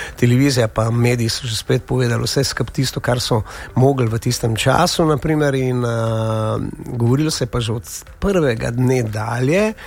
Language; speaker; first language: Slovenian; native; Slovenian